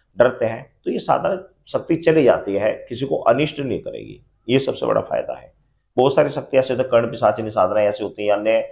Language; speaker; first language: Hindi; native; Hindi